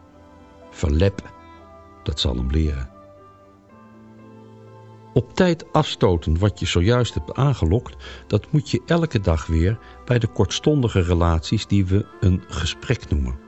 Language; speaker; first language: Dutch; native; Dutch